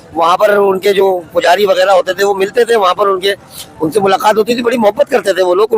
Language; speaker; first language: Urdu; native; Urdu